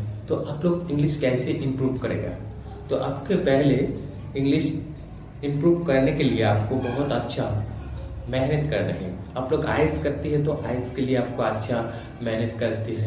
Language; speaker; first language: Hindi; non-native, local second language; Bangla